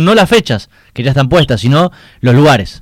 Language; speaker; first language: Spanish; native; Spanish